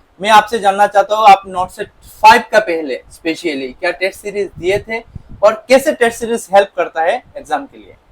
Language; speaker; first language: Hindi; non-native, local second language; Bangla